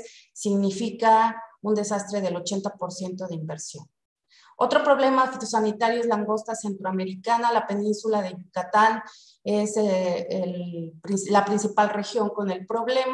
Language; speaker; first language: Spanish; native; Spanish